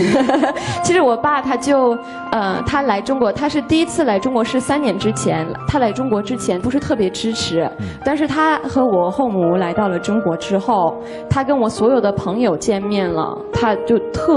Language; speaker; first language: Chinese; non-native, fluent; English